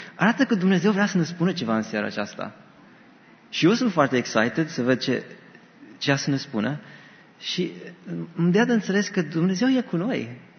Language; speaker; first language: Romanian; native; Romanian